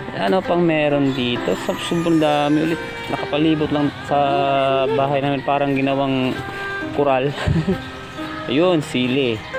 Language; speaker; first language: Filipino; non-native, local second language; Cebuano